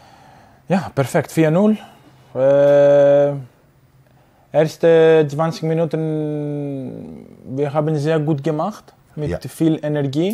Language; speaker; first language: German; non-native, learner; Greek